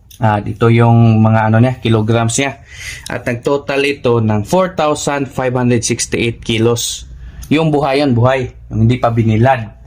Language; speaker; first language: Filipino; non-native, local second language; Cebuano